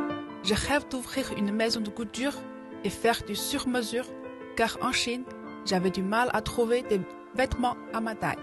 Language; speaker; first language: French; non-native, fluent; Chinese